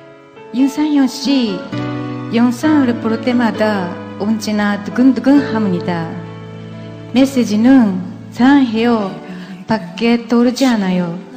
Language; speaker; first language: Korean; non-native, learner; Japanese